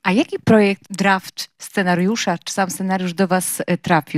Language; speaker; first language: Polish; native; Polish